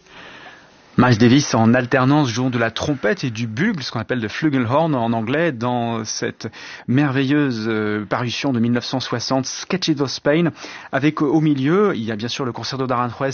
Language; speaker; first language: French; native; French